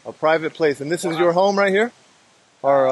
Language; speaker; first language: English; native; English